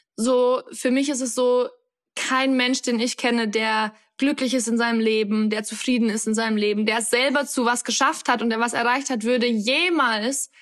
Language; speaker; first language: German; native; German